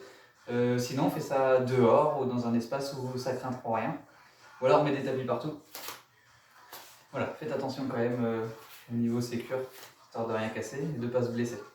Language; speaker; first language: French; native; French